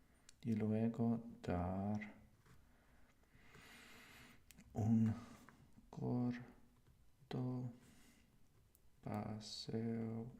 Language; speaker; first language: Spanish; non-native, learner; English